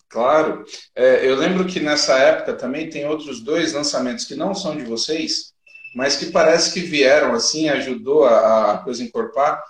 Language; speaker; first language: Portuguese; native; Portuguese